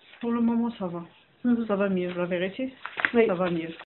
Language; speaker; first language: French; non-native, learner; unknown